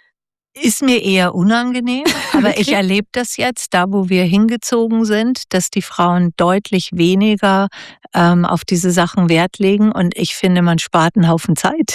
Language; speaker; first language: German; native; German